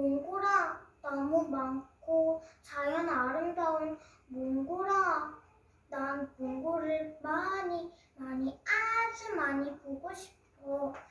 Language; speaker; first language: Korean; early bilingual, other home language; Mongolian